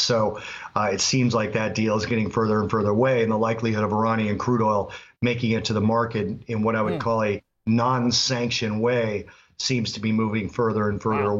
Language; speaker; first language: English; native; English